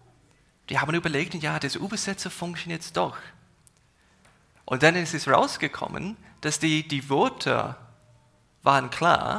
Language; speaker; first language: German; non-native, fluent; English